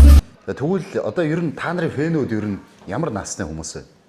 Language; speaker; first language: Mongolian; native; Mongolian